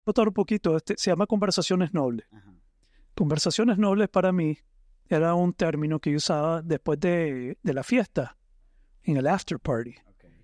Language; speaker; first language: Spanish; native; Spanish